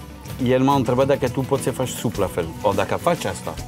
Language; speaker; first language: Romanian; non-native, learner; French